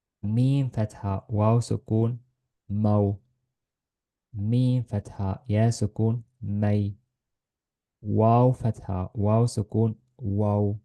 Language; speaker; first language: Arabic; non-native, fluent; Estonian